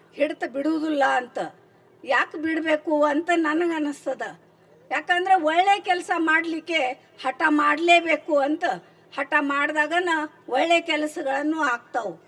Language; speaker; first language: Kannada; non-native, local second language; Marathi